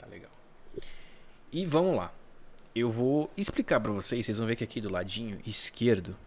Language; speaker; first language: Portuguese; native; Portuguese